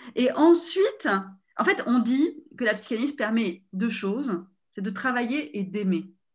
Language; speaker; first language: French; native; French